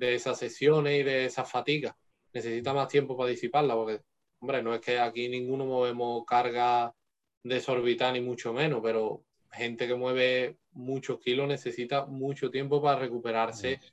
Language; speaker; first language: Spanish; native; Spanish